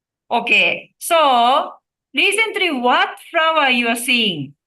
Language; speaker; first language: English; non-native, learner; Japanese